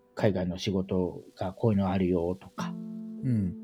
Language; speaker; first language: Japanese; native; Japanese